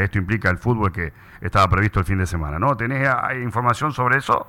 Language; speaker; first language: Spanish; native; Spanish